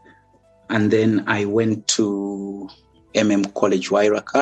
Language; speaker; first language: English; non-native, local second language; Ganda